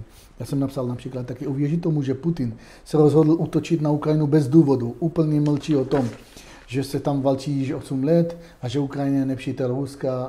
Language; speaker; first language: Czech; non-native, fluent; Hebrew